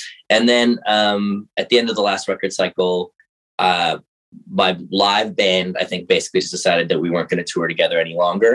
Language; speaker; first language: English; native; English